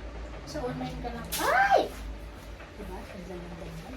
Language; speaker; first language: Filipino; native; Filipino